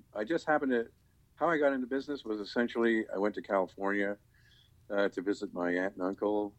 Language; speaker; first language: English; native; English